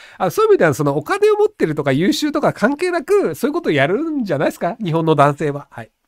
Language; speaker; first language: Japanese; native; Japanese